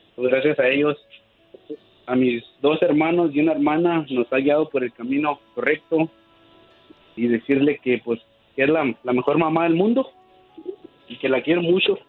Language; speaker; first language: Spanish; native; Spanish